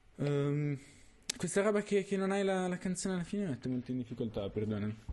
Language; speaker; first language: Italian; native; Italian